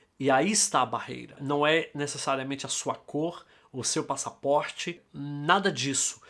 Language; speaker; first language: Portuguese; native; Portuguese